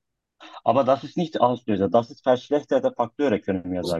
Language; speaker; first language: German; non-native, learner; Turkish